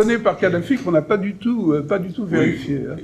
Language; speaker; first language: French; native; French